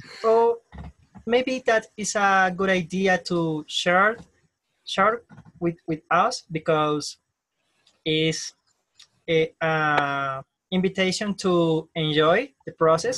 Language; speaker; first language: English; non-native, learner; Spanish